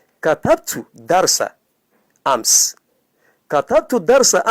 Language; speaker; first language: Arabic; non-native, fluent; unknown